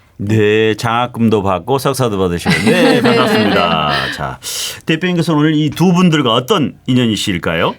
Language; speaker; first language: Korean; native; Korean